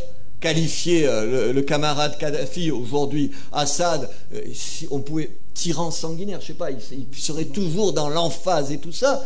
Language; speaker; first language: French; native; French